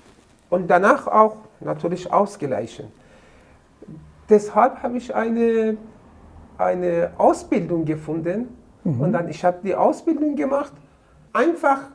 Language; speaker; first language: German; non-native, learner; Persian